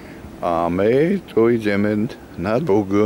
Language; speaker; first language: Polish; native; Polish